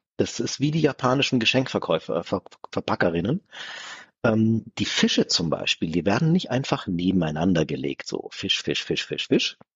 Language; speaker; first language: German; native; German